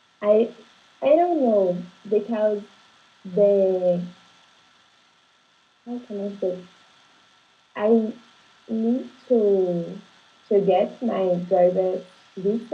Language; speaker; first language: English; non-native, learner; Portuguese